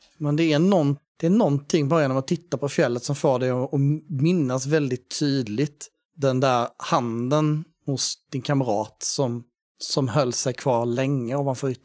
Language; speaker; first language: Swedish; native; Swedish